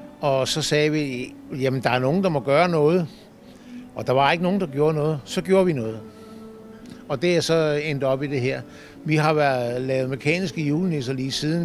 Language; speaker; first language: Danish; native; Danish